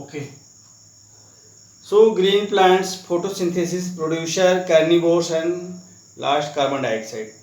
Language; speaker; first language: English; non-native, local second language; Hindi